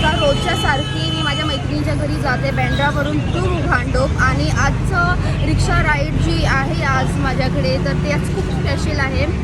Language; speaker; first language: Marathi; non-native, local second language; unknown